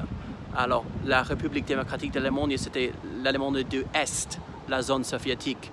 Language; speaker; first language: French; non-native, fluent; English